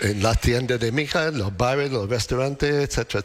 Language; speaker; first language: Spanish; non-native, fluent; English